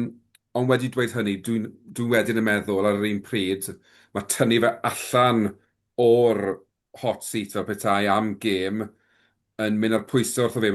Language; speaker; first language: Welsh; native; Welsh